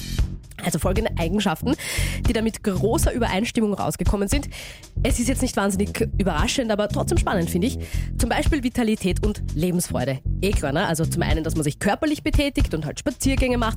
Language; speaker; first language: German; native; German